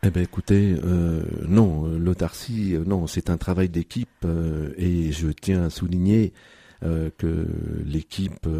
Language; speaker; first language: French; native; French